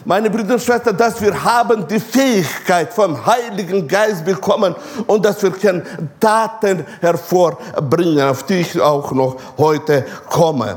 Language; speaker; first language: German; non-native, fluent; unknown